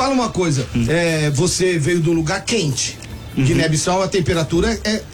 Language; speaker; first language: Portuguese; native; Portuguese